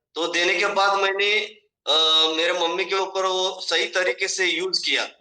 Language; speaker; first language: Hindi; non-native, local second language; Marathi